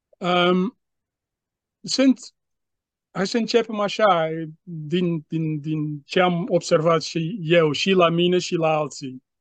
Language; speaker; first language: Romanian; non-native, fluent; Dutch